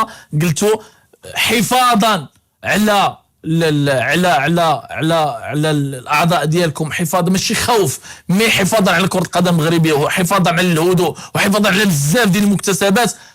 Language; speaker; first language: Arabic; native; Arabic